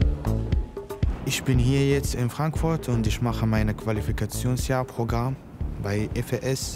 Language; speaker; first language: German; non-native, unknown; Arabic